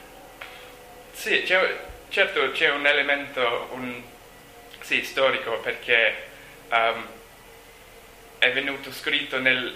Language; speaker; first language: Italian; non-native, learner; English